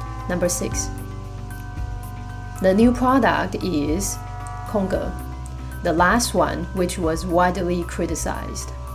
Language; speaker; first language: English; non-native, fluent; Chinese